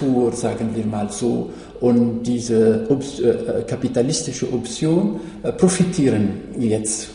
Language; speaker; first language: German; non-native, fluent; Arabic